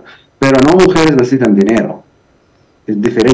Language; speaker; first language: Spanish; non-native, learner; Arabic